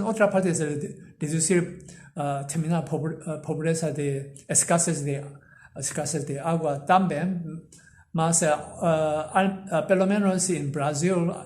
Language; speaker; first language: Portuguese; non-native, learner; Korean